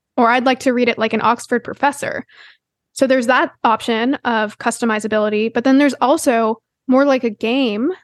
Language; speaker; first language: English; native; English